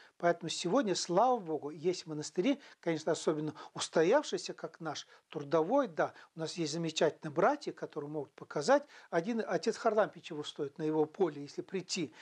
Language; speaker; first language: Russian; non-native, local second language; Chuvash